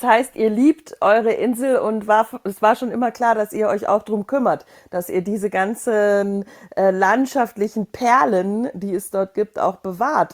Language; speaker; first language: German; native; German